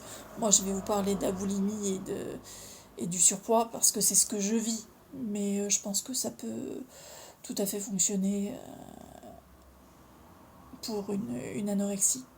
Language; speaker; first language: French; native; French